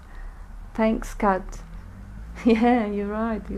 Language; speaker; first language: English; non-native, fluent; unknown